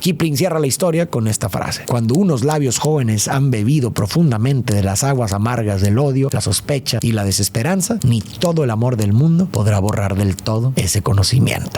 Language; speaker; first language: Spanish; native; Spanish